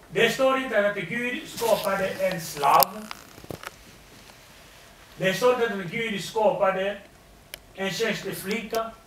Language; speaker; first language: Swedish; non-native, fluent; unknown